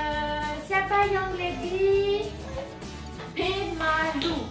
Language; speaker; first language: Indonesian; non-native, learner; French